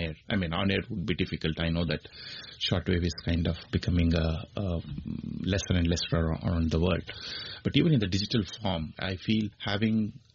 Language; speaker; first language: English; non-native, local second language; Kannada